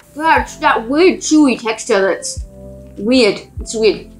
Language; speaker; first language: English; native; English